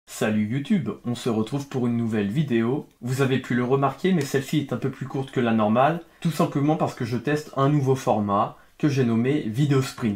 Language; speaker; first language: French; native; French